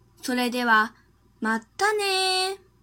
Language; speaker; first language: Japanese; non-native, fluent; Chinese